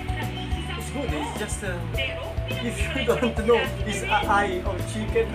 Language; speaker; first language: English; non-native, learner; Italian